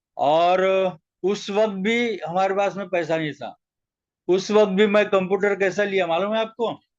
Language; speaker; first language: Hindi; non-native, local second language; Marathi